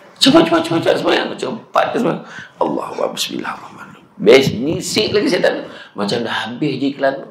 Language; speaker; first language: Malay; native; Malay